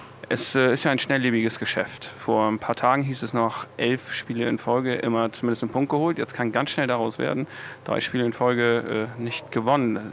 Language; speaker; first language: German; native; German